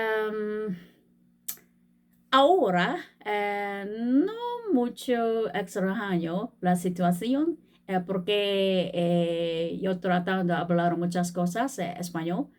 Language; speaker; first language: Spanish; non-native, learner; Korean